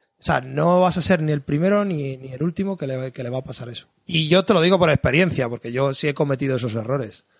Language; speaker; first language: Spanish; native; Spanish